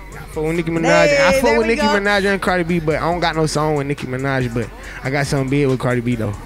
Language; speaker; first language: English; native; English